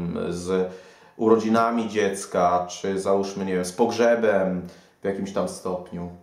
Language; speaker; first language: Polish; native; Polish